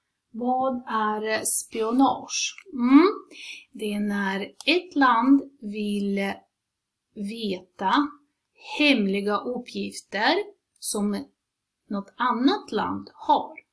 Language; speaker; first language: Swedish; non-native, fluent; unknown